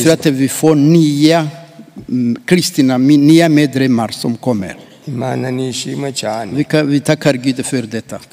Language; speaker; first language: Swedish; non-native, fluent; Rundi